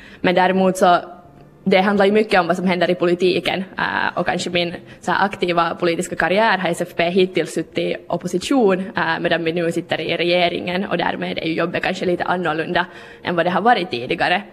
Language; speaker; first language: Swedish; native; Swedish